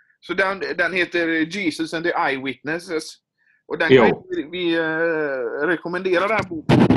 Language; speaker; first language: Swedish; native; Swedish